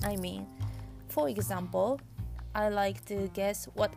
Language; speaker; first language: English; non-native, fluent; Japanese